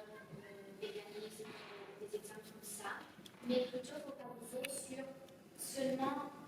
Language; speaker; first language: French; non-native, learner; Italian